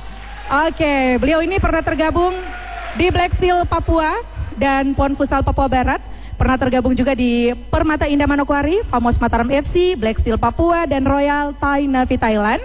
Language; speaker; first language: Indonesian; native; Indonesian